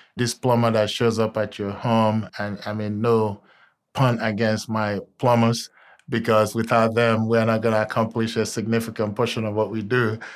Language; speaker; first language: English; non-native, local second language; Igbo